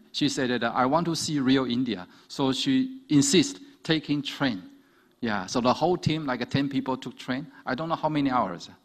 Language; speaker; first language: English; non-native, fluent; Chinese